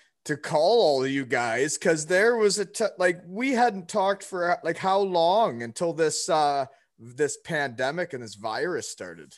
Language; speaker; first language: English; native; English